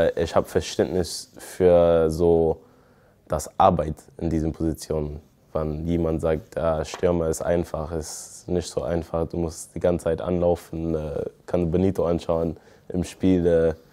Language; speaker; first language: German; non-native, fluent; English